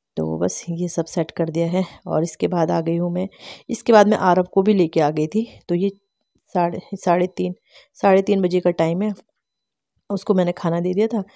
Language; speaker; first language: Hindi; native; Hindi